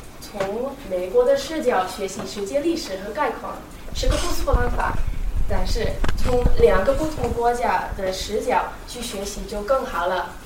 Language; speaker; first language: Chinese; non-native, fluent; English